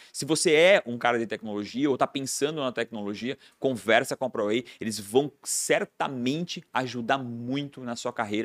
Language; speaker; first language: Portuguese; native; Portuguese